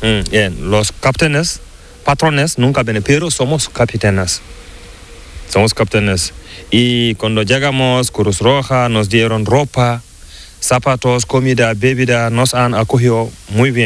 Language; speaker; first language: Spanish; non-native, learner; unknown